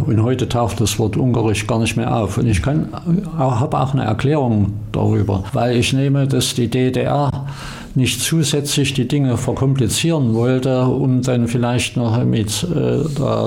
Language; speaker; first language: German; native; German